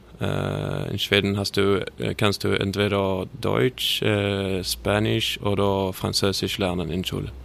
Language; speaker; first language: German; non-native, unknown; Swedish